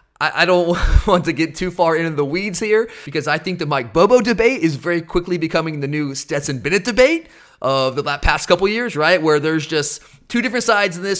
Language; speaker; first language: English; native; English